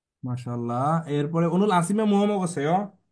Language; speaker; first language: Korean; non-native, fluent; Bangla